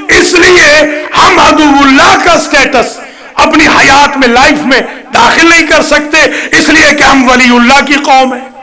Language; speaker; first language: Urdu; non-native, local second language; Punjabi